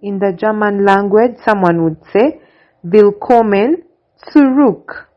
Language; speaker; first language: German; non-native, learner; English